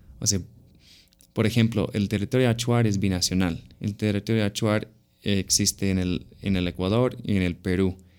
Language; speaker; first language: Spanish; non-native, fluent; English